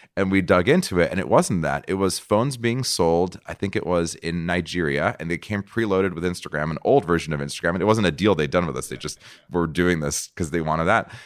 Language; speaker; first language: English; non-native, fluent; Portuguese